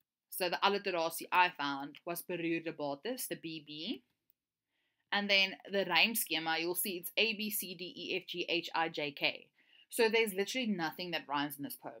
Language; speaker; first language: English; native; English